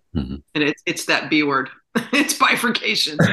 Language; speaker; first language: English; native; English